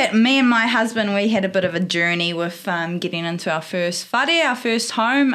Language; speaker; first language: English; native; English